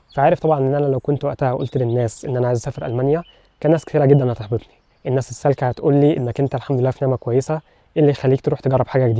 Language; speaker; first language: Arabic; native; Arabic